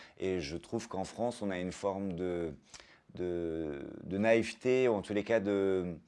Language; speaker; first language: French; native; French